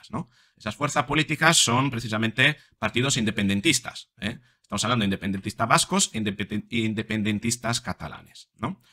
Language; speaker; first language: Spanish; non-native, fluent; Italian